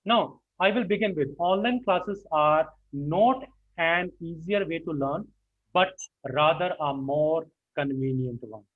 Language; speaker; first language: English; non-native, local second language; Punjabi